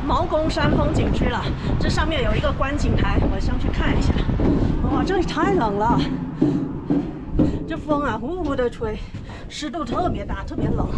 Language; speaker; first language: Chinese; native; Chinese